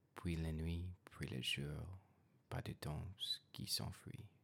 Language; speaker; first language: French; non-native, learner; English